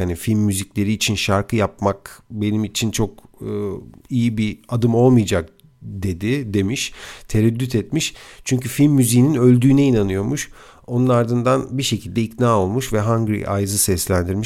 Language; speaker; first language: Turkish; native; Turkish